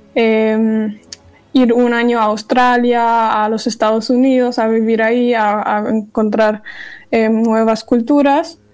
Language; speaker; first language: Spanish; non-native, fluent; German